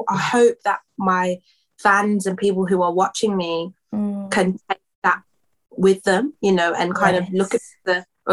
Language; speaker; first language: English; native; English